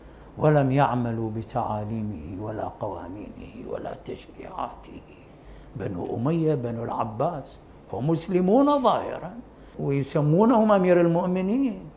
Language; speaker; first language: Arabic; native; Arabic